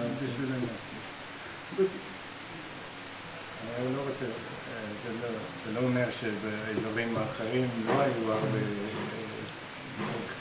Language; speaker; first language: Hebrew; non-native, learner; English